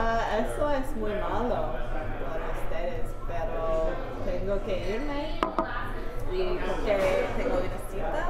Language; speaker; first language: Spanish; non-native, learner; English